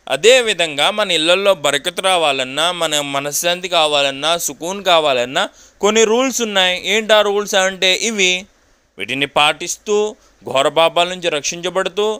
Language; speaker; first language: Telugu; non-native, local second language; Urdu